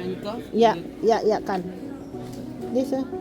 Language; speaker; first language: Dutch; non-native, learner; Indonesian